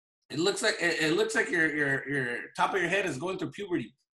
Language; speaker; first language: English; early bilingual, other home language; Spanish